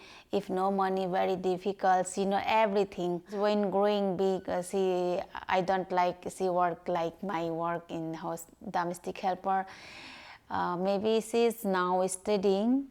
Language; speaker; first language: English; non-native, learner; Nepali